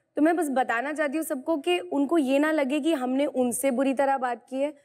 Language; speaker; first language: Hindi; native; Hindi